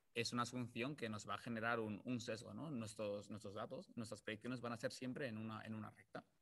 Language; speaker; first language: Spanish; native; Spanish